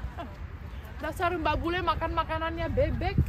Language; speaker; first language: Indonesian; non-native, fluent; Romanian